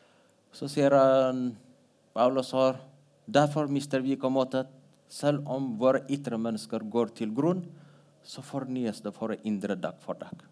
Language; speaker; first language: Norwegian; non-native, fluent; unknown